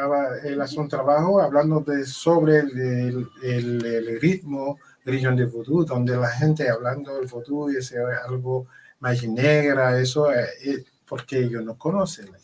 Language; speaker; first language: Spanish; non-native, learner; Haitian Creole